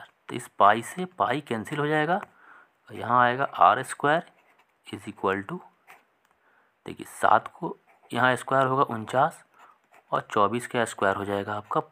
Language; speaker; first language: Hindi; native; Hindi